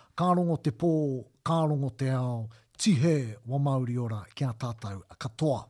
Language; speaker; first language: Māori; non-native, local second language; English